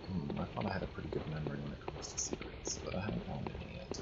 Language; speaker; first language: English; native; English